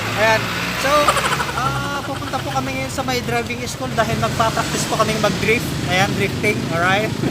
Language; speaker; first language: Filipino; non-native, local second language; Iloko